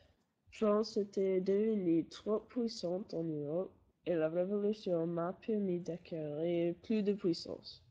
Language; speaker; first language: French; non-native, learner; English